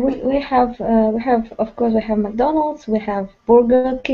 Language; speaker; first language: English; non-native, learner; Russian